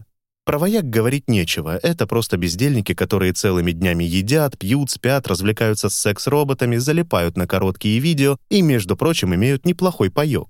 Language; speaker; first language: Russian; native; Russian